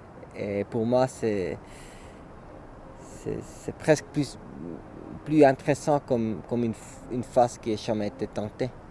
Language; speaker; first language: French; non-native, local second language; German